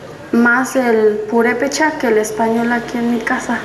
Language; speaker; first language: Spanish; non-native, local second language; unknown